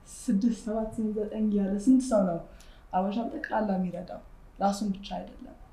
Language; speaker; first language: Amharic; early bilingual, heritage; Amharic